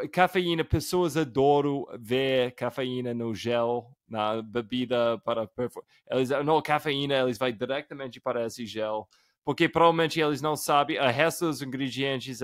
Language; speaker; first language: Portuguese; non-native, fluent; English